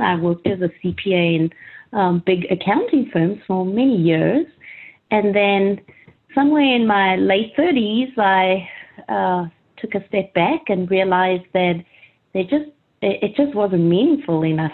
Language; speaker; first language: English; native; English